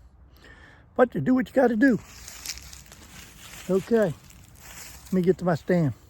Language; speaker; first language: English; native; English